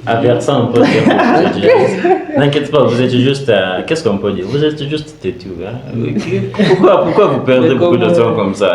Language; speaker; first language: French; non-native, learner; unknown